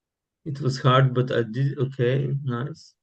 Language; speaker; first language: English; non-native, learner; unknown